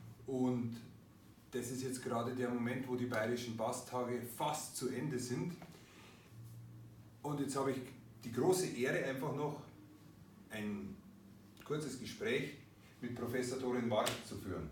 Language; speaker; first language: German; native; German